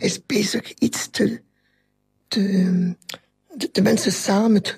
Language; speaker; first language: Dutch; non-native, local second language; French